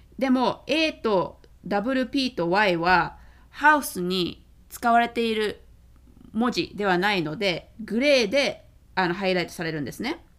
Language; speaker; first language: Japanese; native; Japanese